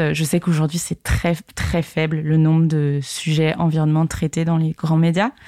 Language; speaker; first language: French; native; French